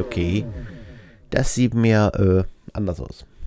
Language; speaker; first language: German; native; German